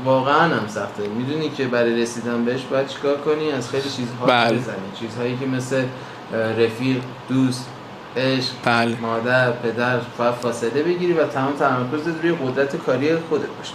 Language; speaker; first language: Persian; native; Persian